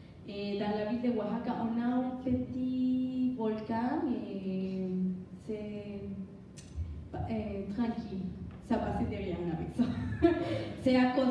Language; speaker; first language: French; non-native, learner; Spanish